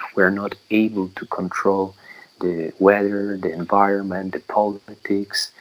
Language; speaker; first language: English; non-native, fluent; Polish